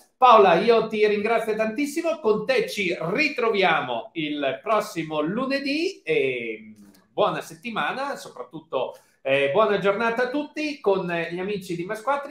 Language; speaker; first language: Italian; native; Italian